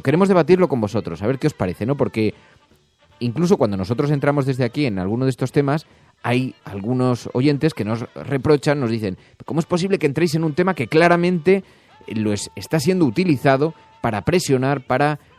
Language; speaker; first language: Spanish; native; Spanish